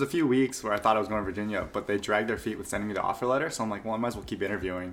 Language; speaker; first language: English; native; English